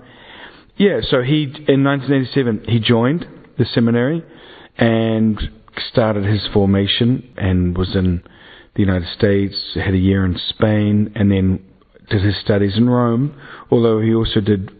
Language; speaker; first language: English; native; English